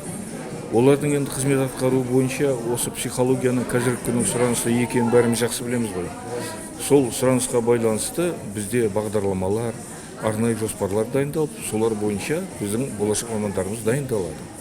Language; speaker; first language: Kazakh; native; Kazakh